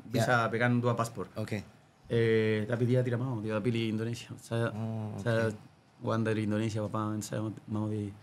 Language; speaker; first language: Indonesian; non-native, learner; Spanish